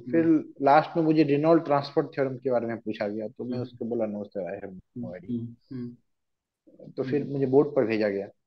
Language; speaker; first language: Hindi; native; Hindi